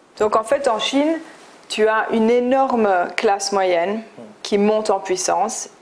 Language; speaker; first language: French; early bilingual, other home language; English